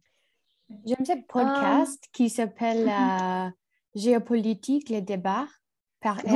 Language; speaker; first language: French; non-native, learner; English